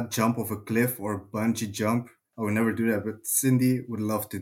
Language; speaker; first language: English; non-native, fluent; Dutch